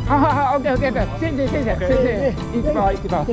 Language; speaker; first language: Chinese; non-native, learner; Japanese